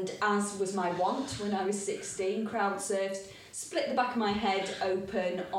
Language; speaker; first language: English; native; English